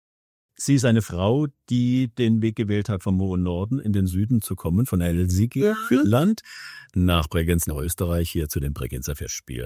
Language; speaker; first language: German; native; German